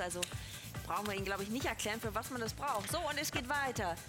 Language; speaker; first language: German; native; German